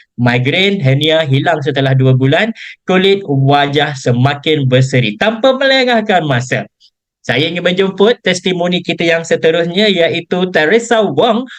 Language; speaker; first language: Malay; native; Malay